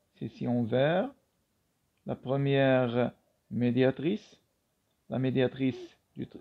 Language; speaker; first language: French; non-native, local second language; Arabic